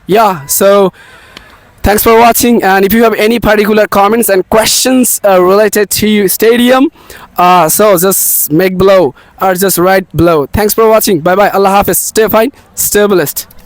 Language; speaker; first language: English; non-native, local second language; Bangla